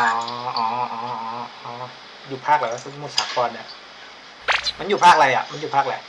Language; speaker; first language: Thai; native; Thai